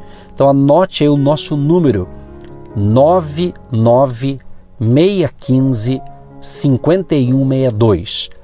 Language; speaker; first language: Portuguese; native; Portuguese